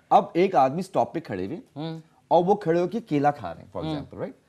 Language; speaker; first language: Urdu; native; Urdu